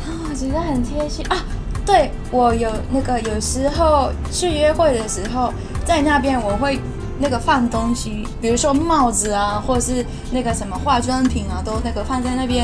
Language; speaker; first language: Chinese; non-native, fluent; Japanese